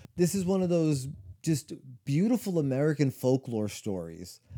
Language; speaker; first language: English; native; English